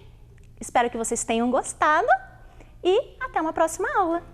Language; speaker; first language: Portuguese; native; Portuguese